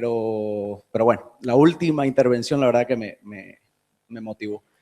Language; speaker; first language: Spanish; native; Spanish